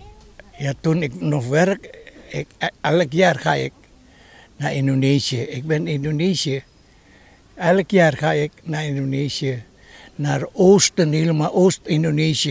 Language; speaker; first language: Dutch; non-native, learner; Indonesian